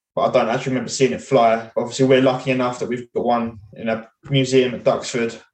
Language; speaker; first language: English; native; English